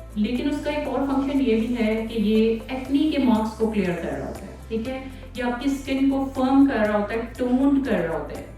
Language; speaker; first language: Urdu; native; Urdu